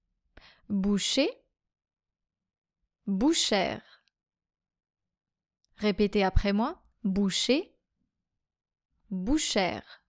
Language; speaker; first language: French; native; French